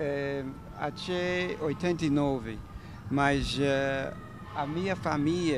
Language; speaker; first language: Portuguese; non-native, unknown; English